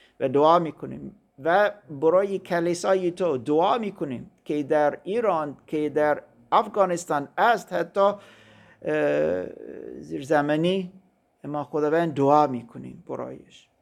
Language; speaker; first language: Persian; non-native, learner; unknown